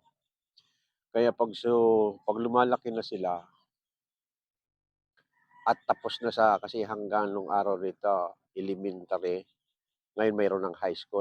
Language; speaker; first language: Filipino; native; Filipino